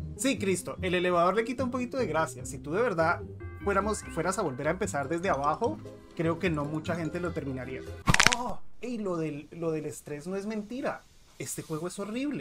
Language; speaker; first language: Spanish; native; Spanish